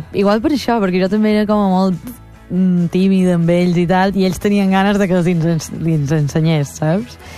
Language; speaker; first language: Catalan; native; Catalan